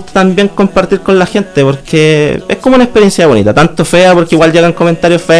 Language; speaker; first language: Spanish; native; Spanish